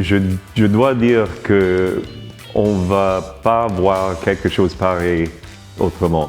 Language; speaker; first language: French; non-native, learner; English